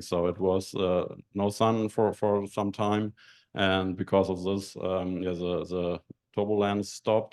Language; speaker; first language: English; non-native, fluent; German